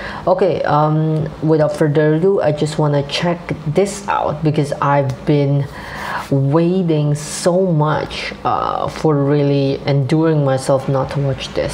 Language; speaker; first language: English; non-native, fluent; Indonesian